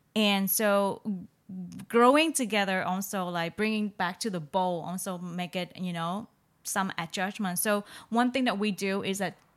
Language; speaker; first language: English; non-native, fluent; Vietnamese